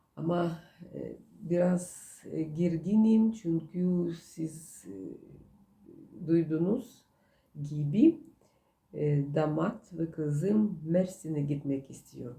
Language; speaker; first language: Turkish; non-native, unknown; Russian